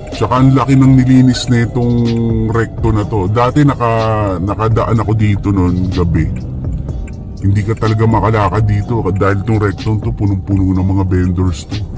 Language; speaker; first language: Filipino; native; Filipino